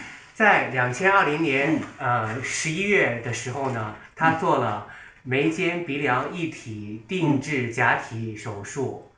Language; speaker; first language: Chinese; native; Chinese